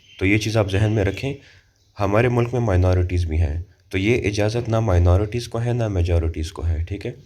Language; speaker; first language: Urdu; native; Urdu